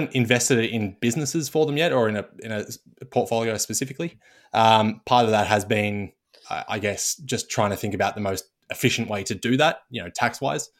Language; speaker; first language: English; native; English